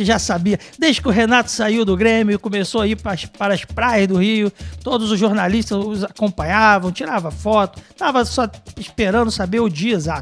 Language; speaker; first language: Portuguese; native; Portuguese